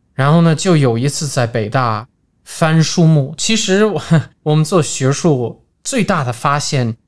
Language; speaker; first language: Chinese; non-native, fluent; English